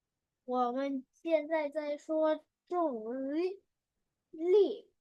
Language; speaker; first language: Chinese; early bilingual, heritage; Chinese